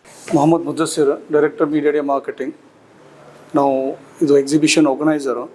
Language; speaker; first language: Kannada; non-native, local second language; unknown